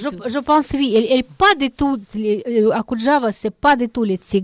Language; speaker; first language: French; non-native, learner; Russian